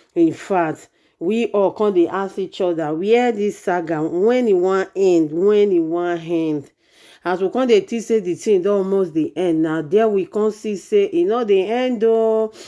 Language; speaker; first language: Nigerian Pidgin; native; Nigerian Pidgin